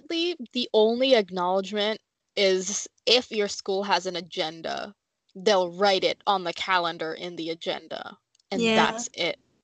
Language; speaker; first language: English; native; English